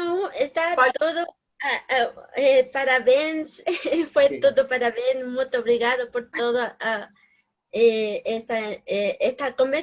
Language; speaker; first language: Portuguese; non-native, learner; Spanish